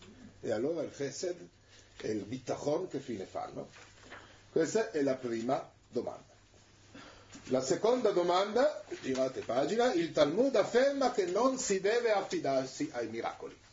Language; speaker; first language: Italian; native; Italian